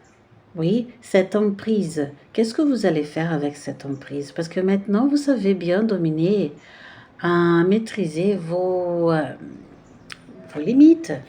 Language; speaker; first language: French; non-native, fluent; Portuguese